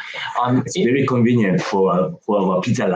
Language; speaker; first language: English; non-native, learner; Japanese